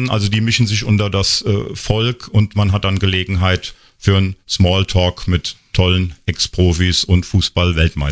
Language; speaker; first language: German; native; German